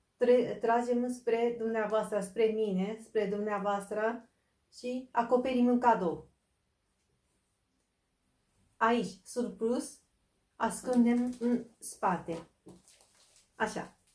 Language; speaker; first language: Romanian; non-native, fluent; Japanese